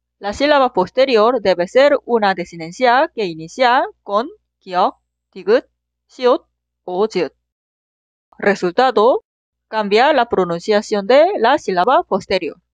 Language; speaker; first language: Spanish; non-native, fluent; Korean